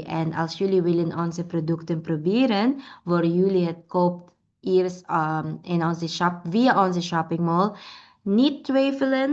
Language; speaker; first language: Dutch; non-native, learner; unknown